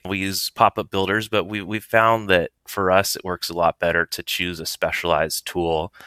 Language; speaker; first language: English; native; English